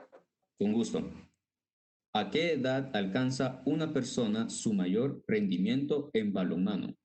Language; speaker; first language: Spanish; native; Spanish